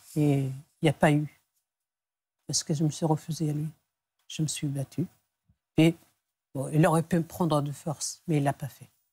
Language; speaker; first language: French; non-native, local second language; Arabic